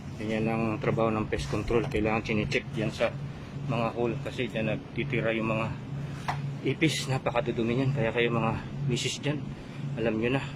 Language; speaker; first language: Filipino; non-native, local second language; Pampanga